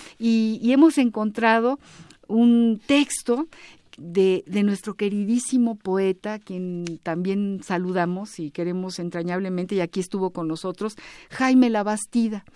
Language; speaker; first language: Spanish; native; Spanish